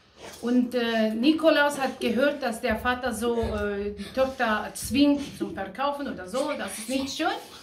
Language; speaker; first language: German; non-native, fluent; Aramaic